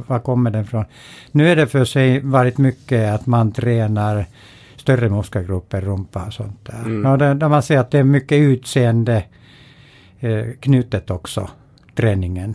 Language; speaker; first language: Swedish; non-native, fluent; Finnish